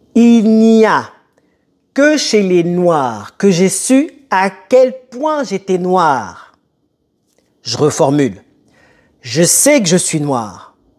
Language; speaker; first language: French; early bilingual, other home language; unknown